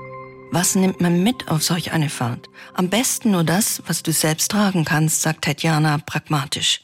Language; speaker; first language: German; native; German